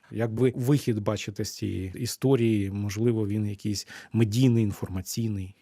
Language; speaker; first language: Ukrainian; native; Ukrainian